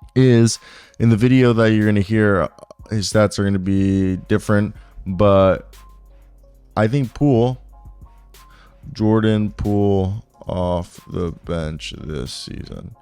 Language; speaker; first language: English; native; English